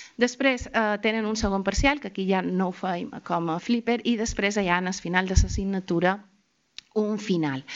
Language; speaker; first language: Catalan; native; Catalan